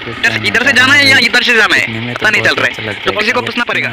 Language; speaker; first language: Hindi; non-native, local second language; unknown